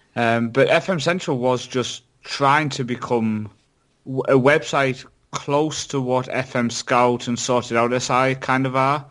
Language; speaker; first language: English; native; English